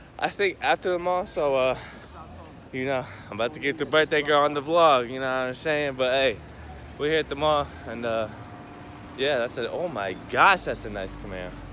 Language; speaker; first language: English; native; English